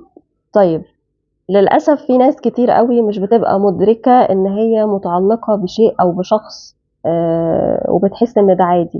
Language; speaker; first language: Arabic; native; Arabic